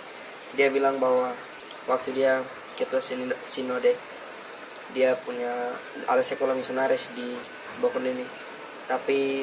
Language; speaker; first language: Indonesian; early bilingual, other home language; English